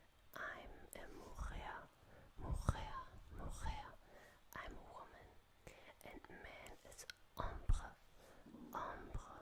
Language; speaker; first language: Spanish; non-native, learner; German